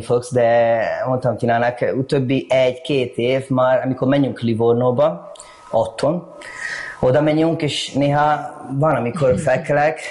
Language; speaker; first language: Hungarian; non-native, learner; Italian